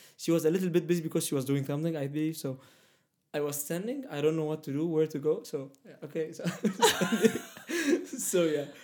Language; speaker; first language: English; non-native, fluent; Arabic